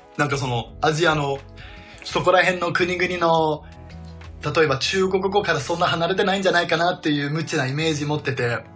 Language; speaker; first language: Japanese; non-native, fluent; Danish